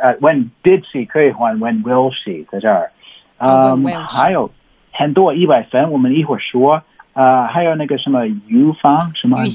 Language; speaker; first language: Chinese; non-native, learner; English